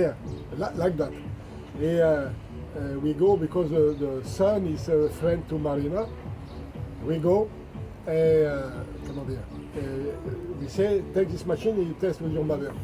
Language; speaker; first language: English; non-native, learner; French